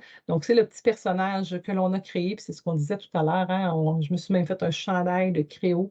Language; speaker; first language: French; native; French